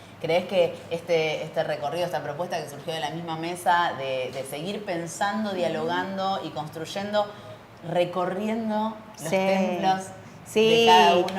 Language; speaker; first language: Spanish; native; Spanish